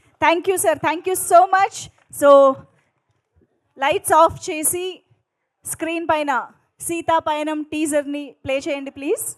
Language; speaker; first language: Telugu; native; Telugu